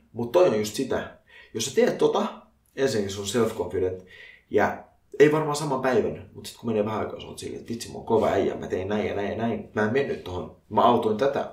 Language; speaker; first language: Finnish; early bilingual, other home language; Arabic